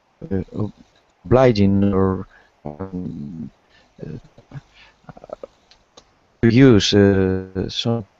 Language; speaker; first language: English; non-native, learner; Spanish